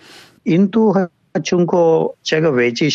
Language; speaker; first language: Chinese; non-native, fluent; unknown